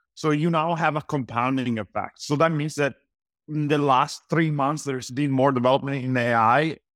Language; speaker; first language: English; non-native, fluent; Italian